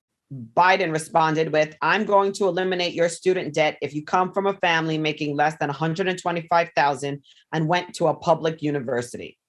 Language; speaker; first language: English; native; English